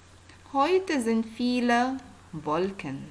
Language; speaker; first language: German; non-native, fluent; Arabic